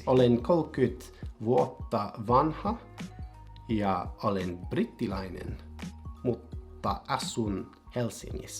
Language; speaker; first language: Finnish; non-native, learner; English